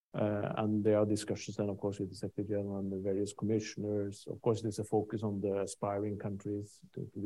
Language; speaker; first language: English; non-native, fluent; Norwegian